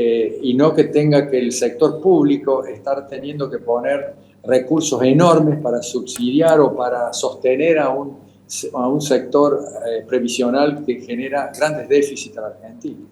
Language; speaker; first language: Spanish; native; Spanish